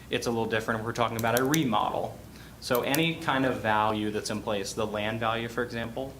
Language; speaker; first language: English; native; English